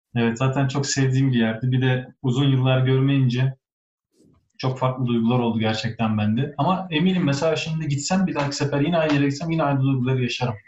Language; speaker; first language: Turkish; early bilingual, heritage; Turkish